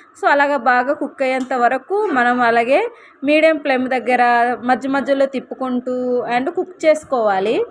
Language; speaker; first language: Telugu; non-native, local second language; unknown